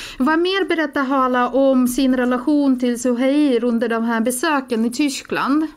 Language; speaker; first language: Swedish; native; Swedish